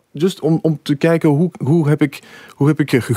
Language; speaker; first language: Dutch; non-native, fluent; English